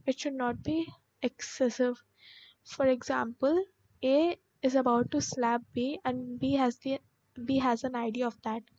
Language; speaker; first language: English; non-native, local second language; Hindi